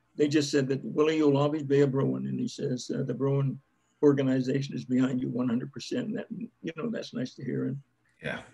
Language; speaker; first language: English; native; English